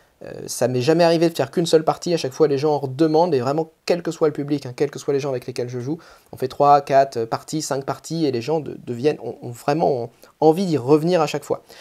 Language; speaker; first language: French; native; French